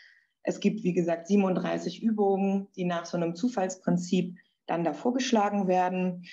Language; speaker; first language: German; native; German